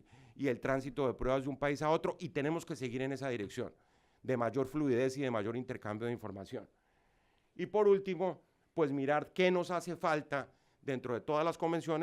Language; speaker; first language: Spanish; native; Spanish